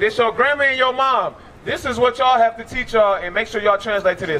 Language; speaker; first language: English; native; English